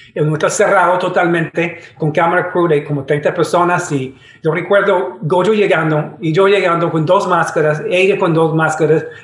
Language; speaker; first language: Spanish; non-native, fluent; English